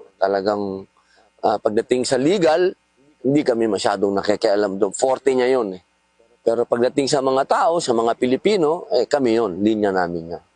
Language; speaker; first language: Filipino; native; Filipino